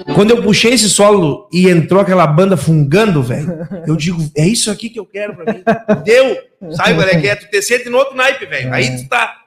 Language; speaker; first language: Portuguese; native; Portuguese